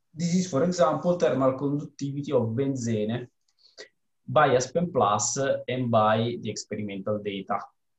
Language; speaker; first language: English; non-native, fluent; Italian